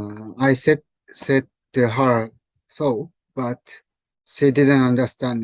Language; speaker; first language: English; non-native, learner; Japanese